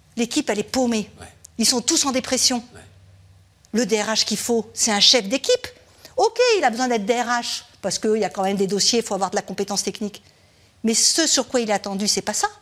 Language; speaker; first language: French; native; French